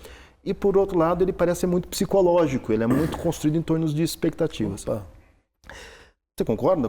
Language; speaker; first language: Portuguese; native; Portuguese